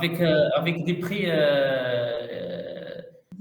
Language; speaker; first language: French; non-native, learner; Arabic